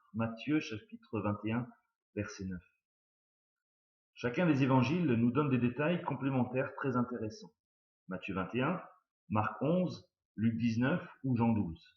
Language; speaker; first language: French; native; French